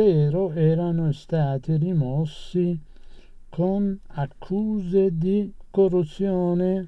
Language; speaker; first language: Italian; non-native, fluent; Persian